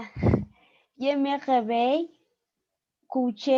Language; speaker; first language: French; non-native, learner; Spanish